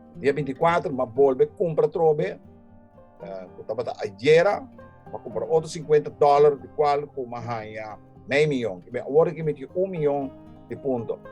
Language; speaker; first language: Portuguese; non-native, learner; Papiamento